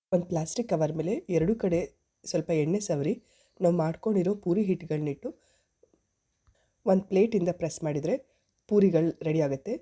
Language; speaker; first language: Kannada; native; Kannada